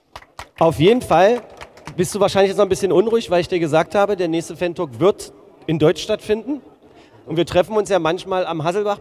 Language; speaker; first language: German; native; German